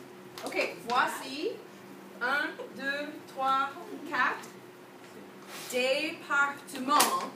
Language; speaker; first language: French; non-native, fluent; English